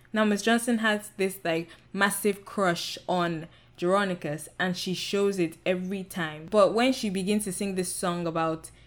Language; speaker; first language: English; non-native, local second language; Yoruba